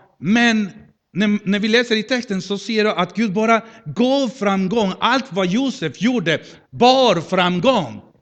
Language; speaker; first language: Swedish; non-native, fluent; Spanish